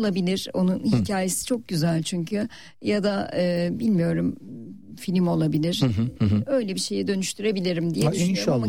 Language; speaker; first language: Turkish; native; Turkish